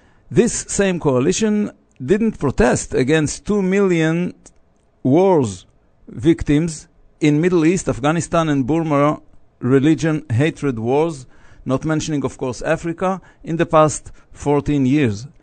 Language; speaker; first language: English; non-native, fluent; Hebrew